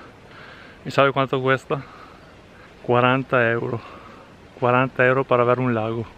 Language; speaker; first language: Spanish; non-native, fluent; Italian